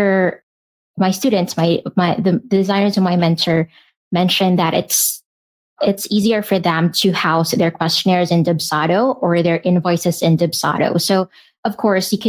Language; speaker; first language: English; non-native, local second language; Filipino